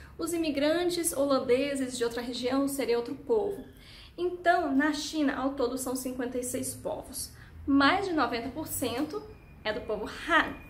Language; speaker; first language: Portuguese; early bilingual, heritage; Portuguese